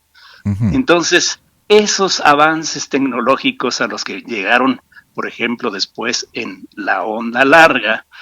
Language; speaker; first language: Spanish; native; Spanish